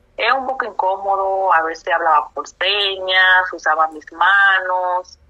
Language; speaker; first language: Spanish; native; Spanish